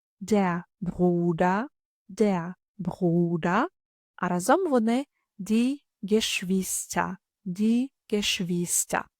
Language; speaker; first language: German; non-native, fluent; Ukrainian